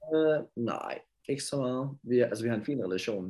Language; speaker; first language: Danish; native; Danish